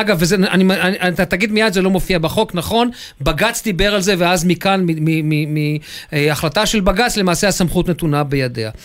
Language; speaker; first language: Hebrew; native; Hebrew